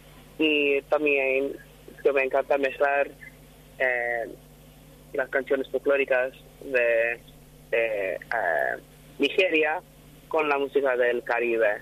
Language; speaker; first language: Spanish; non-native, fluent; English